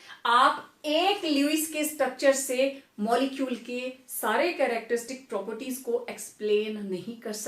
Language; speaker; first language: Hindi; native; Hindi